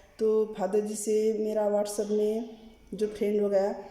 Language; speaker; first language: Hindi; non-native, learner; Nepali